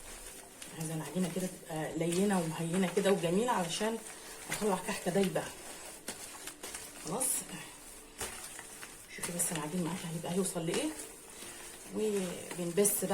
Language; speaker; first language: Arabic; native; Arabic